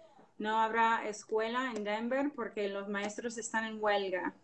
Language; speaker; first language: Spanish; non-native, fluent; English